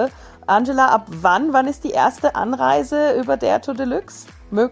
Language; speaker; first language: German; native; German